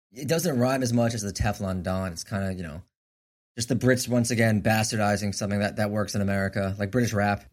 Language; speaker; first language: English; native; English